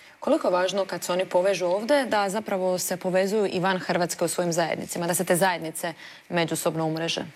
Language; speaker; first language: Croatian; native; Croatian